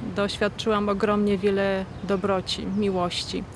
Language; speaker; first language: Polish; native; Polish